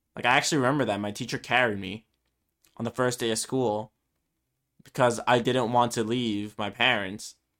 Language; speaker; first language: English; early bilingual, other home language; Spanish